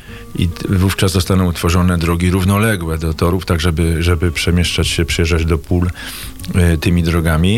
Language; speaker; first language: Polish; native; Polish